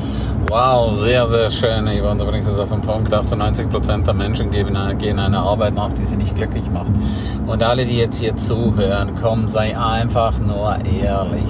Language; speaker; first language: German; native; German